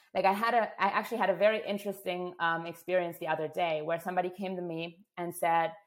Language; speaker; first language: English; non-native, fluent; German